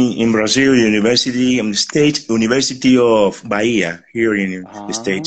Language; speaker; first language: English; non-native, learner; Spanish